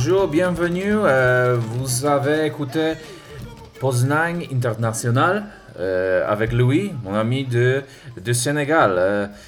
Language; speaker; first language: French; non-native, learner; English